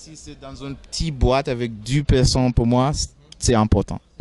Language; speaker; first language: French; non-native, fluent; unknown